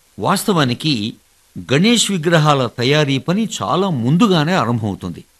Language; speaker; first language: Telugu; native; Telugu